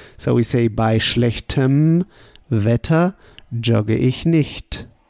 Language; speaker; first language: German; native; German